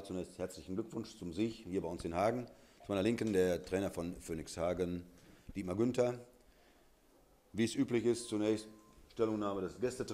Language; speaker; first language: German; native; German